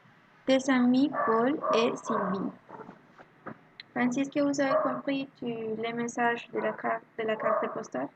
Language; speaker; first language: French; non-native, learner; Spanish